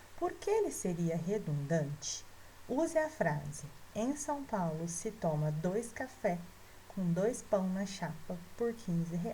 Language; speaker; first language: Portuguese; native; Portuguese